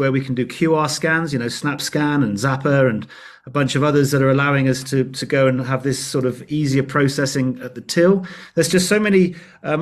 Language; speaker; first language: English; native; English